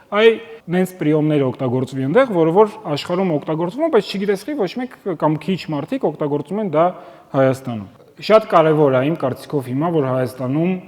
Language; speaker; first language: Armenian; early bilingual, heritage; Armenian